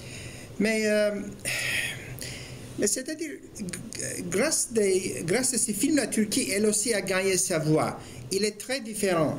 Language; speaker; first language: French; non-native, fluent; Turkish